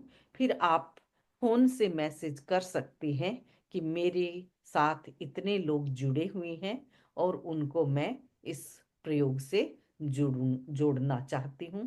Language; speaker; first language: Hindi; native; Hindi